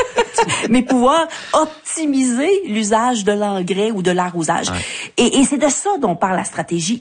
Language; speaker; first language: French; native; French